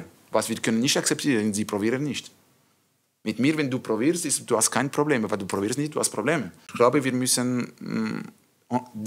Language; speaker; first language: German; non-native, learner; French